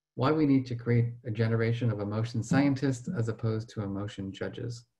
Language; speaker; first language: English; native; English